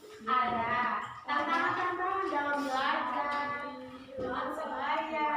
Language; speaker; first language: Indonesian; native; Indonesian